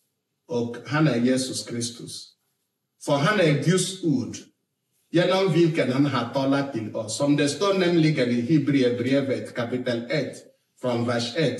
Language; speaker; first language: Swedish; non-native, fluent; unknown